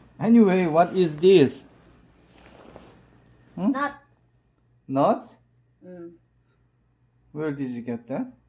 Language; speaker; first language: English; non-native, learner; Korean